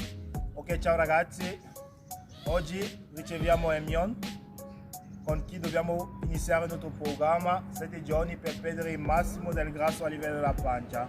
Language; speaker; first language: Italian; non-native, learner; French